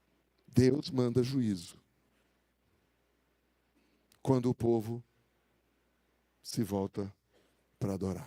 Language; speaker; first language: Portuguese; native; Portuguese